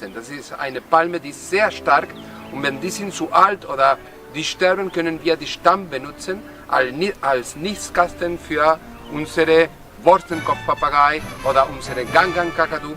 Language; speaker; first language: German; non-native, fluent; Spanish